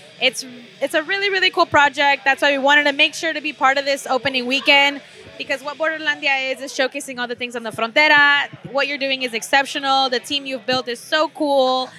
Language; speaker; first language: English; early bilingual, other home language; Spanish